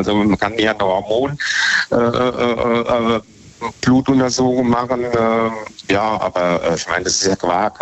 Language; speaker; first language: German; native; German